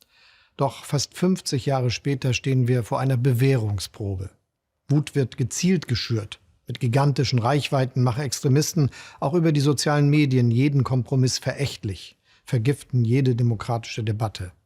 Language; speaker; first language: German; native; German